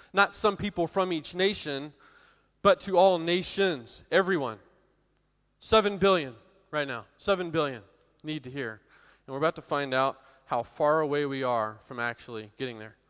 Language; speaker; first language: English; native; English